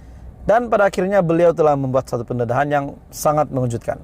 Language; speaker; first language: Malay; native; Malay